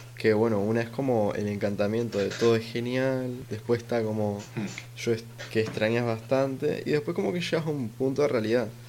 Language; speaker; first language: Spanish; native; Spanish